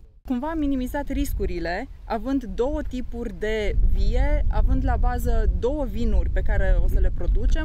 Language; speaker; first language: Romanian; native; Romanian